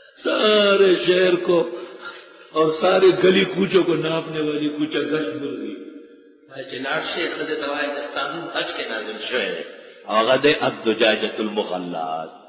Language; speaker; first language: Urdu; non-native, local second language; Pashto